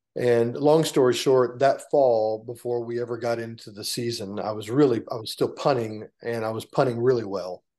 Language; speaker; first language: English; native; English